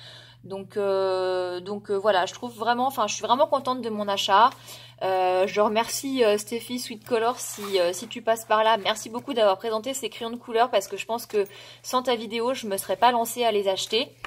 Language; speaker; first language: French; native; French